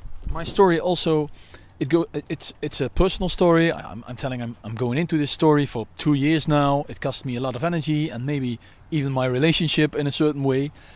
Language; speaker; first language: English; non-native, fluent; Dutch